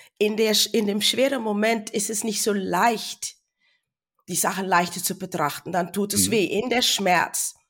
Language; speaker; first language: German; non-native, fluent; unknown